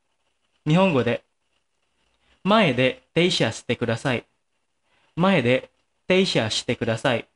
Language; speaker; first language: Japanese; non-native, fluent; Indonesian